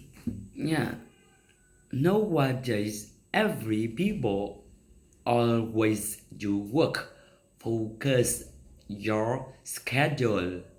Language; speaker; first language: English; non-native, learner; Vietnamese